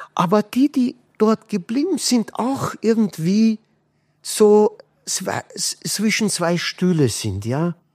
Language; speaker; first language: German; non-native, fluent; Kurdish